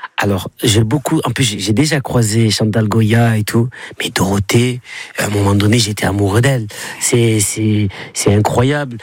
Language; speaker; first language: French; native; French